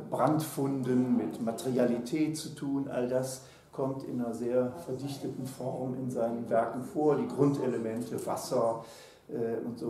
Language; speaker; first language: German; native; German